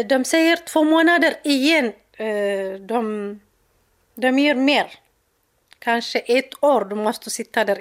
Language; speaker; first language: Swedish; non-native, learner; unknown